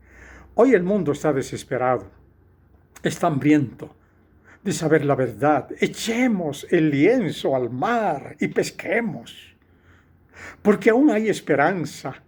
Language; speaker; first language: Spanish; native; Spanish